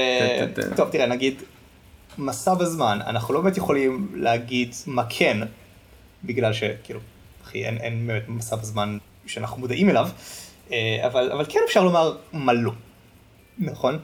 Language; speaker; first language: Hebrew; native; Hebrew